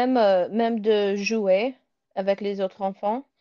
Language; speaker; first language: French; non-native, learner; English